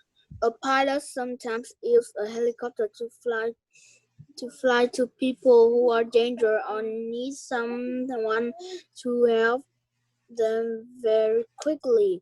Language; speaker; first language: English; non-native, learner; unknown